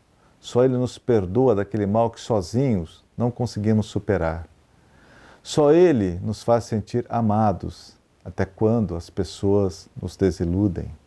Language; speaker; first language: Portuguese; native; Portuguese